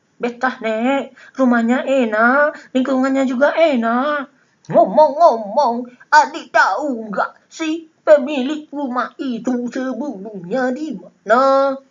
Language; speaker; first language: Indonesian; non-native, local second language; Minangkabau